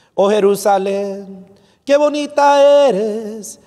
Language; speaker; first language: Spanish; early bilingual, other home language; English